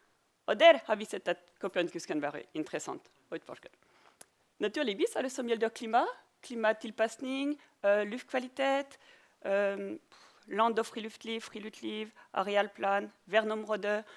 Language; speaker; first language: Norwegian; non-native, fluent; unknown